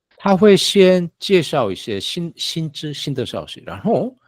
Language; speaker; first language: Chinese; non-native, fluent; Korean